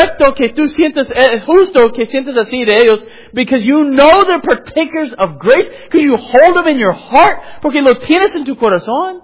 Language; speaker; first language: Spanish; non-native, learner; English